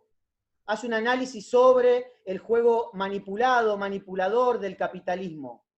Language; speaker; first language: Spanish; native; Spanish